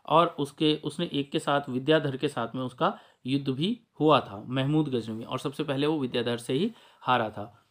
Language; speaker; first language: Hindi; native; Hindi